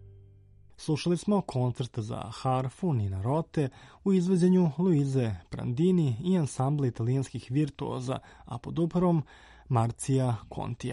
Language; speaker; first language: Croatian; native; Croatian